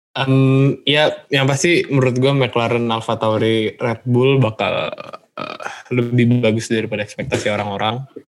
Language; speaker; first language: Indonesian; native; Indonesian